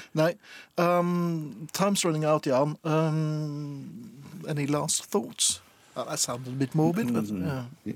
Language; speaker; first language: English; non-native, fluent; Norwegian